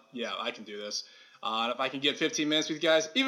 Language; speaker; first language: English; native; English